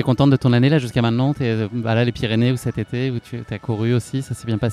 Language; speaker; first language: French; native; French